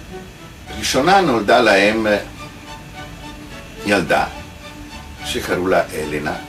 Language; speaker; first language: Hebrew; non-native, fluent; Italian